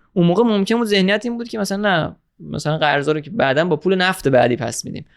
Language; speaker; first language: Persian; native; Persian